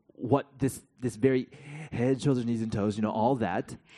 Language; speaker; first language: English; native; English